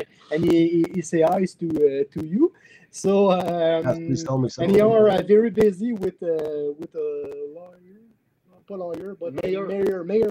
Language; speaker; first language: English; non-native, learner; French